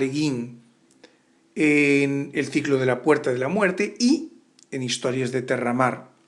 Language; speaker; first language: Spanish; native; Spanish